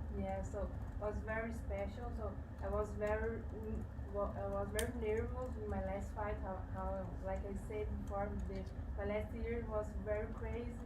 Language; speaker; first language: English; non-native, learner; Portuguese